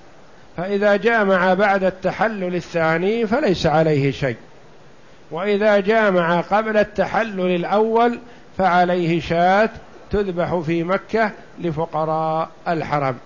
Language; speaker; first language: Arabic; native; Arabic